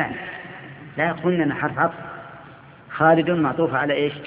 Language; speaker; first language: Arabic; native; Arabic